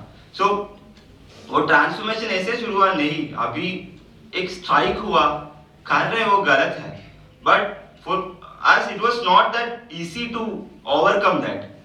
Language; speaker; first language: Hindi; non-native, local second language; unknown